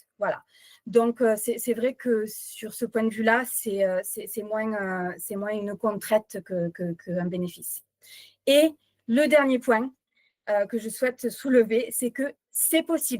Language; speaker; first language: French; native; French